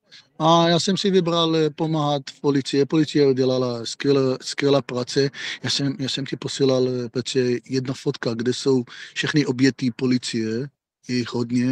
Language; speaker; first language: Czech; non-native, fluent; Hebrew